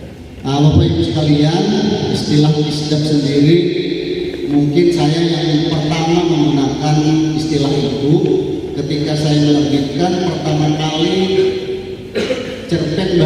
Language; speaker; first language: Indonesian; non-native, local second language; Banjar